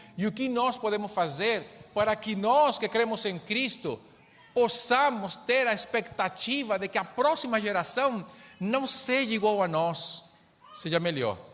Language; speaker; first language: Portuguese; non-native, fluent; Spanish